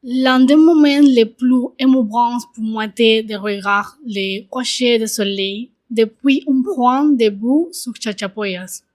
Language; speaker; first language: French; non-native, learner; Spanish